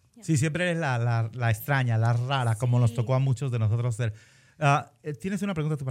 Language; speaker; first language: Spanish; native; Spanish